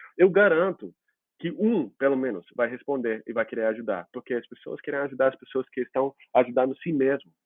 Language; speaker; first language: Portuguese; non-native, fluent; English